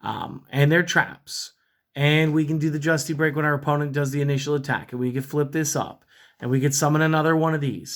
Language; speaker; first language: English; native; English